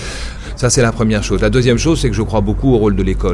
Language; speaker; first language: French; native; French